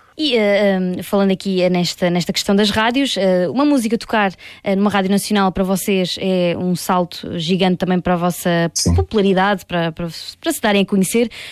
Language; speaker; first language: Portuguese; native; Portuguese